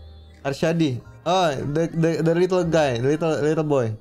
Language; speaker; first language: English; non-native, learner; Indonesian